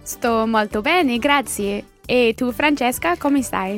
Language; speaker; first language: Italian; non-native, learner; English